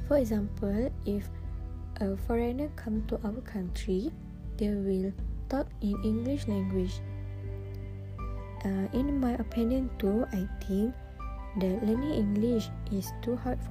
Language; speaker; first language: English; non-native, local second language; Malay